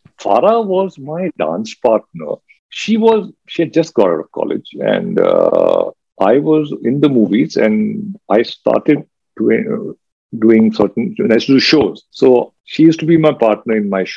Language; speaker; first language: English; non-native, local second language; Urdu